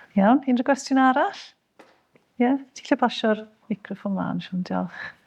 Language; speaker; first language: Welsh; native; Welsh